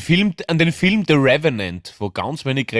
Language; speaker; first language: German; native; German